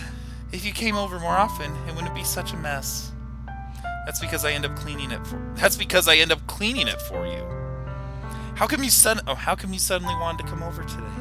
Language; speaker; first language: English; native; English